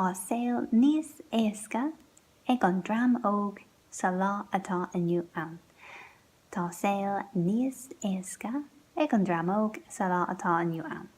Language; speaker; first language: Irish; non-native, local second language; English